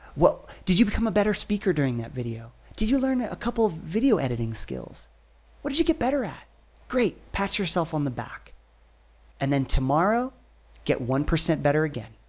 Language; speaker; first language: English; native; English